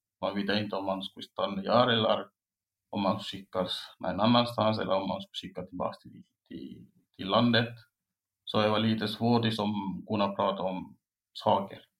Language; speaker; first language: Swedish; non-native, fluent; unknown